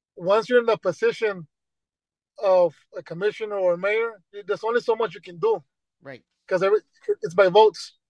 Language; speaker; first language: English; native; English